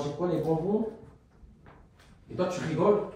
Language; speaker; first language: French; native; French